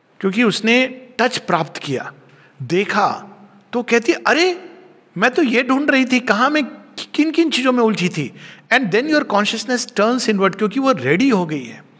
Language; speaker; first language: Hindi; native; Hindi